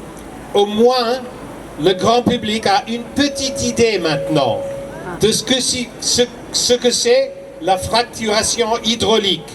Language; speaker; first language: French; non-native, fluent; English